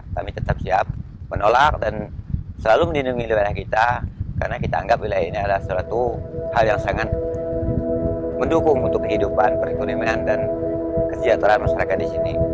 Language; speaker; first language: Indonesian; non-native, local second language; Malay